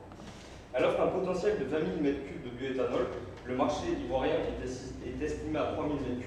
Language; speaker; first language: French; native; French